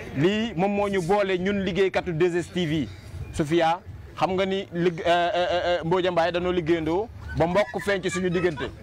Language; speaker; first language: Wolof; native; Wolof